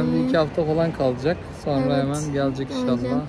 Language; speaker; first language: Turkish; native; Turkish